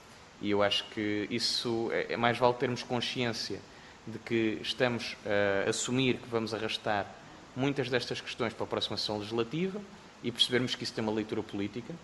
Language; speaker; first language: Portuguese; native; Portuguese